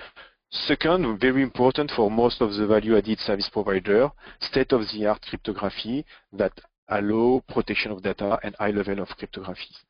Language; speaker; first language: English; non-native, fluent; French